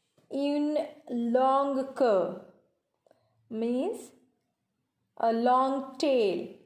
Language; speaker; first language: French; non-native, learner; Punjabi